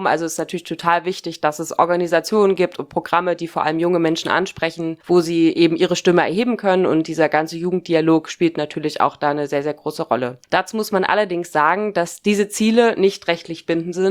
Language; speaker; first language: German; native; German